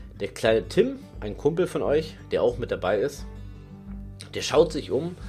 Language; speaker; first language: German; native; German